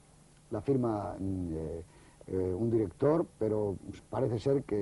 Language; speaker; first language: Spanish; native; Spanish